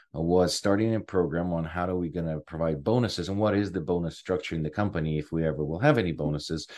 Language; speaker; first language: English; non-native, fluent; Ukrainian